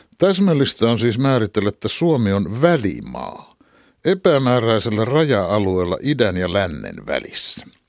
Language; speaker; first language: Finnish; native; Finnish